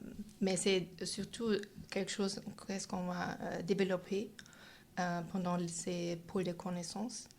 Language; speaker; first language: French; non-native, fluent; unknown